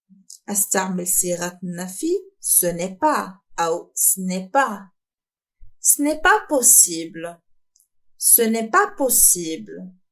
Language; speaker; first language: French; non-native, fluent; Arabic